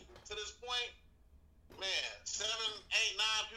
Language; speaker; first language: English; native; English